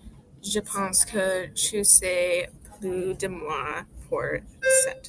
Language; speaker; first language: French; non-native, learner; English